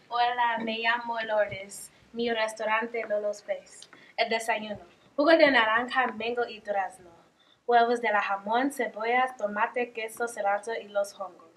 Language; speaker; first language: Spanish; non-native, learner; English